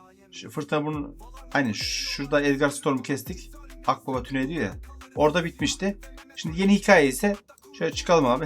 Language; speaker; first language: Turkish; native; Turkish